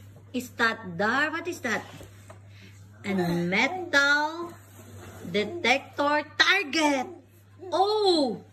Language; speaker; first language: Dutch; non-native, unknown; Filipino